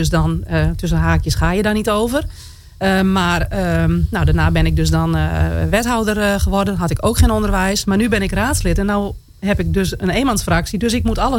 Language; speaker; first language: Dutch; native; Dutch